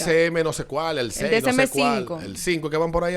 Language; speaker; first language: Spanish; native; Spanish